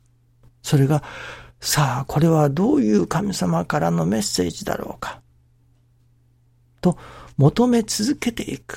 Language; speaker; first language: Japanese; native; Japanese